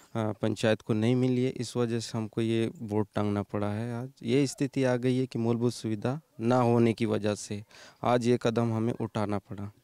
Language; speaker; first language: Hindi; native; Hindi